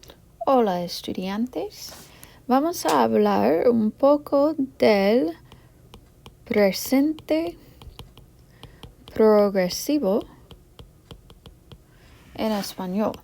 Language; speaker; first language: Spanish; non-native, fluent; English